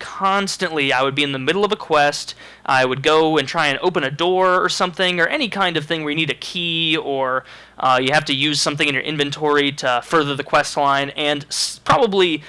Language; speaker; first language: English; native; English